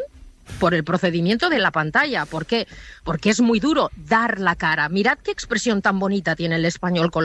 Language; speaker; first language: Spanish; native; Spanish